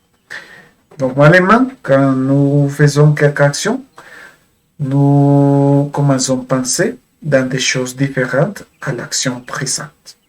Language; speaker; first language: French; non-native, fluent; Spanish